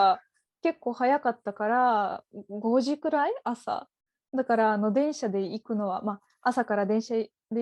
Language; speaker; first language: Japanese; non-native, fluent; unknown